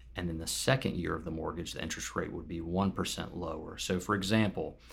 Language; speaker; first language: English; native; English